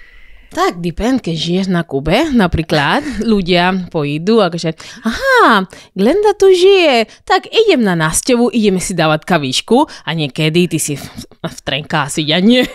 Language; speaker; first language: Slovak; non-native, fluent; Spanish